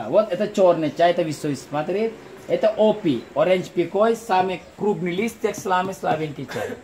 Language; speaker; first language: Russian; non-native, learner; Sinhala